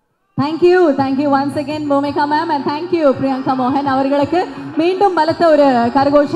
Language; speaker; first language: Tamil; native; Tamil